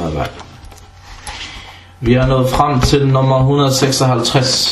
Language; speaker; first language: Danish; early bilingual, other home language; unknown